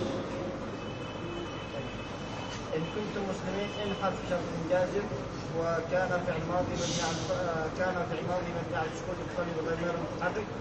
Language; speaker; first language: Arabic; non-native, learner; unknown